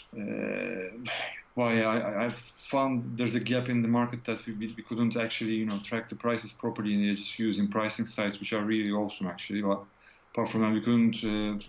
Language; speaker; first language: English; non-native, fluent; Turkish